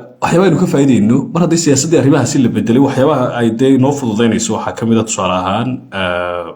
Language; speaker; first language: Somali; native; Somali